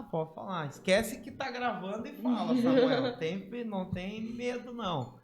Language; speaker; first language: Portuguese; native; Portuguese